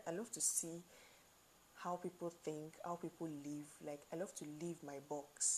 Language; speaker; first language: English; non-native, local second language; Yoruba